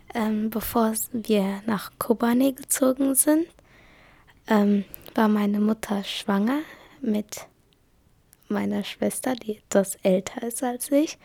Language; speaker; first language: German; early bilingual, other home language; Kurdish